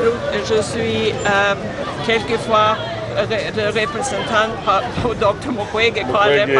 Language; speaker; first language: French; non-native, learner; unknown